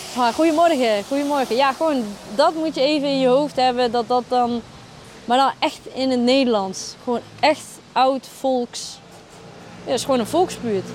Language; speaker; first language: Dutch; early bilingual, other home language; Arabic